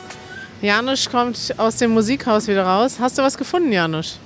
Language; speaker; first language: German; native; German